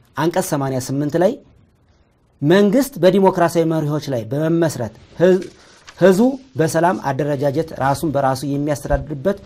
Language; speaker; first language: Amharic; native; Amharic